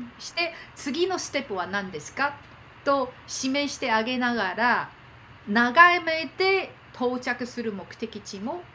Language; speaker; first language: Japanese; non-native, fluent; Chinese